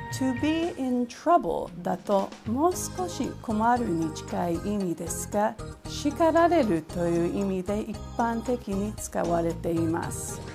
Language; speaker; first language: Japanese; non-native, fluent; English